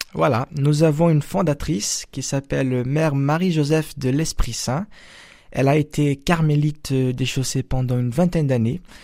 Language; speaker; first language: French; non-native, fluent; Portuguese